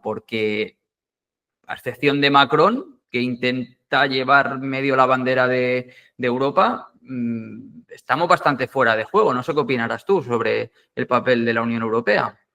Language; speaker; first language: Spanish; native; Spanish